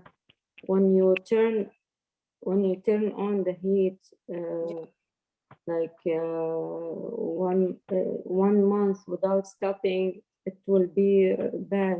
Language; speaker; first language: English; non-native, learner; Arabic